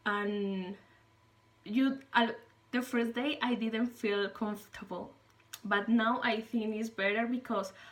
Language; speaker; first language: English; non-native, learner; Spanish